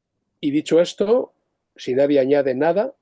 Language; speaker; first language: Spanish; native; Spanish